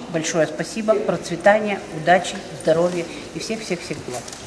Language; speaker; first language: Russian; native; Russian